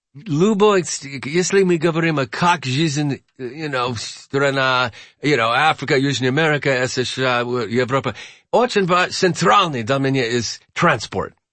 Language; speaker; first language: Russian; non-native, learner; English